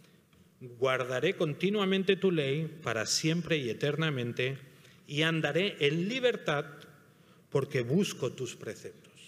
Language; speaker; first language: Spanish; native; Spanish